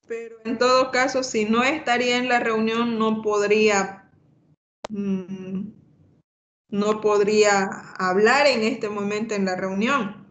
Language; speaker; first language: Spanish; native; Spanish